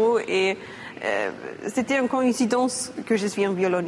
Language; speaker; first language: French; non-native, learner; German